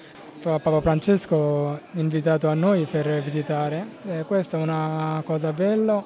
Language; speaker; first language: Italian; non-native, learner; Bangla